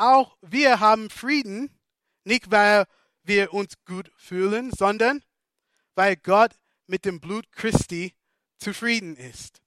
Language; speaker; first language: German; non-native, fluent; English